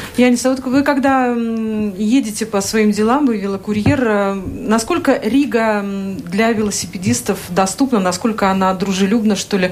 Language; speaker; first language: Russian; native; Russian